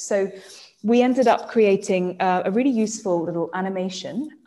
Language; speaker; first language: English; native; English